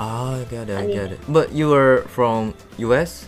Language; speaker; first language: English; non-native, fluent; Japanese